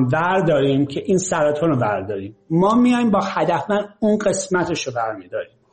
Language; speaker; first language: Persian; early bilingual, heritage; Persian